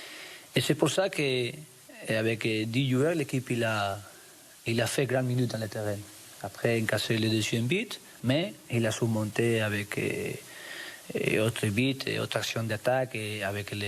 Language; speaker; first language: French; non-native, learner; Spanish